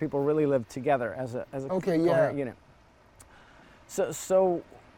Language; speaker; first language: English; early bilingual, other home language; Serbian